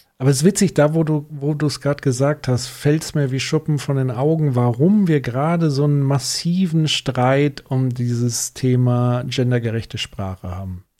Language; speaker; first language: German; native; German